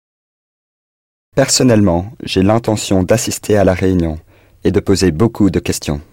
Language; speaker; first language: French; non-native, learner; English